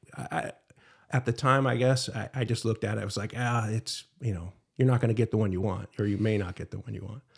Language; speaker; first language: English; native; English